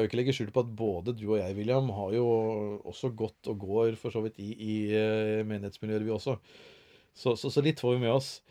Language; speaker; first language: Norwegian; native; Norwegian